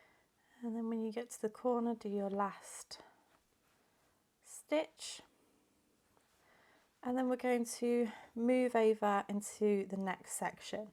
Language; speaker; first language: English; native; English